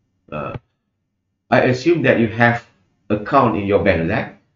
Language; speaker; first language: English; non-native, local second language; Malay